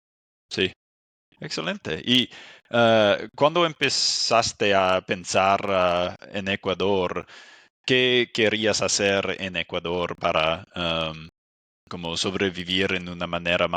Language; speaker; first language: Spanish; non-native, fluent; English